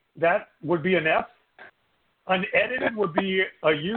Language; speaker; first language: English; native; English